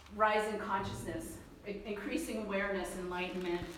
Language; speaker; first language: English; early bilingual, other home language; Chinese